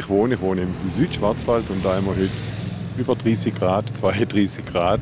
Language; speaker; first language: German; native; German